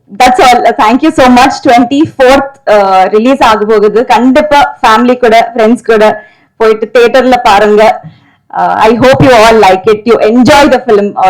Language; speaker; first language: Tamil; non-native, learner; Telugu